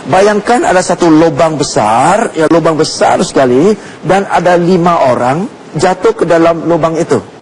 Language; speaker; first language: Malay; non-native, fluent; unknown